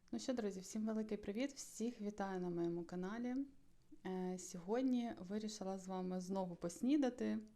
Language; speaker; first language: Ukrainian; native; Ukrainian